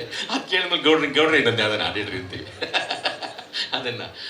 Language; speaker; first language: Kannada; native; Kannada